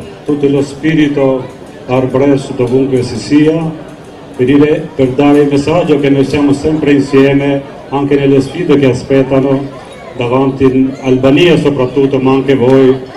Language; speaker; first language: Italian; non-native, fluent; Albanian